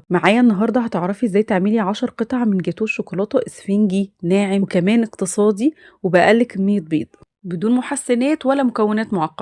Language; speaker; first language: Arabic; native; Arabic